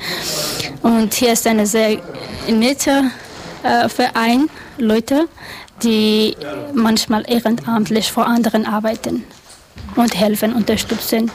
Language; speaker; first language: German; non-native, learner; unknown